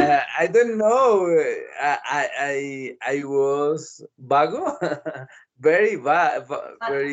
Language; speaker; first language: English; non-native, learner; Spanish